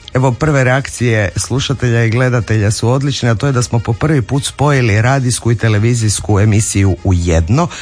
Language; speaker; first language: Croatian; native; Croatian